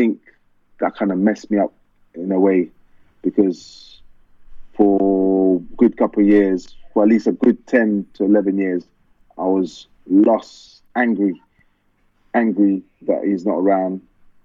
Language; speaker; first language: English; early bilingual, other home language; French